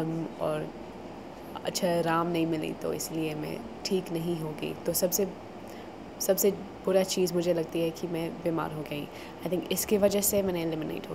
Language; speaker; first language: Hindi; non-native, learner; English